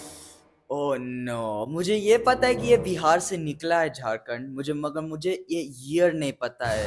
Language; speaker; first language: Hindi; early bilingual, heritage; English